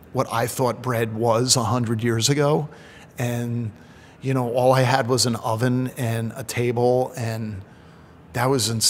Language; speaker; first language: English; native; English